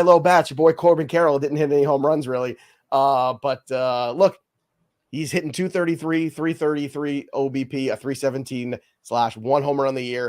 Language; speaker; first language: English; native; English